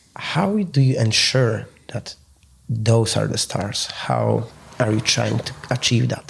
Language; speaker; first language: English; non-native, fluent; Polish